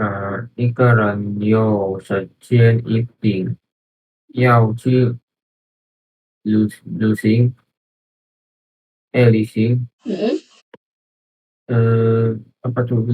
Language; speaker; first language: Chinese; non-native, learner; Indonesian